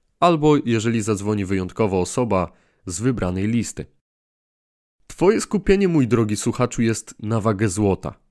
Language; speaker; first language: Polish; native; Polish